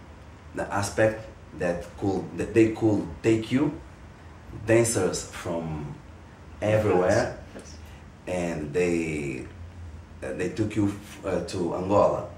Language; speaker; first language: English; non-native, fluent; Portuguese